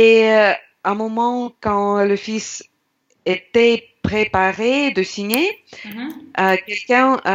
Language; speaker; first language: French; non-native, learner; Russian